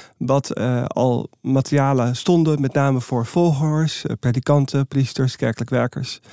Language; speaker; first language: Dutch; native; Dutch